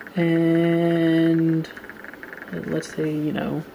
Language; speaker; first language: English; native; English